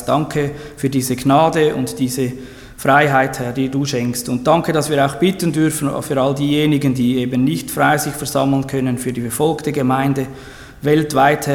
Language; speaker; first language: German; native; German